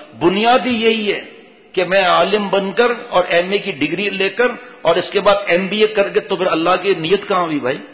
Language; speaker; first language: Urdu; native; Urdu